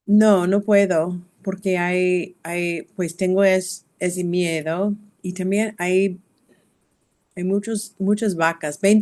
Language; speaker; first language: Spanish; non-native, learner; English